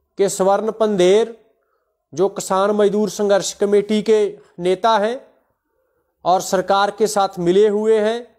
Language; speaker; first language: Hindi; non-native, local second language; Punjabi